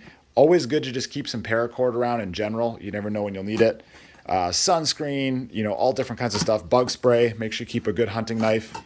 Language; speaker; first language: English; native; English